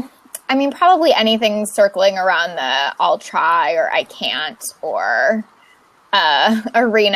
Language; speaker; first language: English; native; English